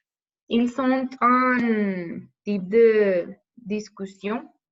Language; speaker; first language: French; non-native, learner; Spanish